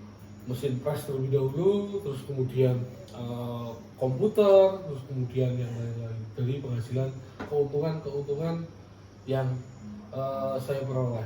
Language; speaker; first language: Indonesian; native; Indonesian